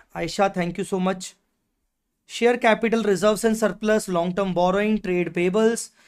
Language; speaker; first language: Hindi; native; Hindi